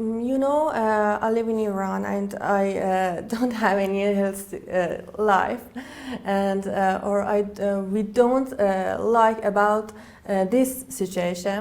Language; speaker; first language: English; non-native, learner; Persian